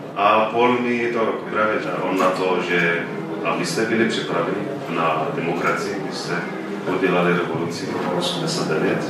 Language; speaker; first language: Czech; non-native, fluent; Arabic